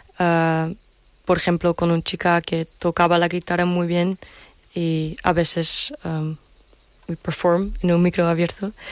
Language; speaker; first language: Spanish; non-native, learner; English